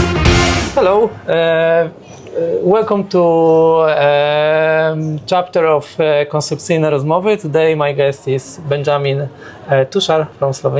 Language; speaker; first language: English; non-native, learner; Polish